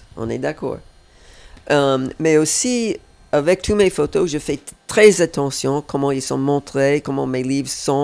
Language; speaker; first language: French; non-native, fluent; English